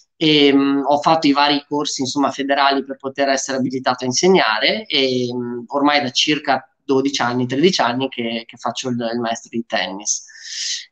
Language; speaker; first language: Italian; early bilingual, other home language; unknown